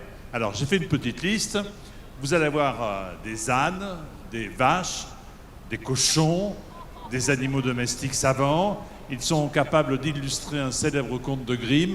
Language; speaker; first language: French; native; French